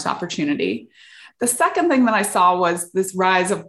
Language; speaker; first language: English; native; English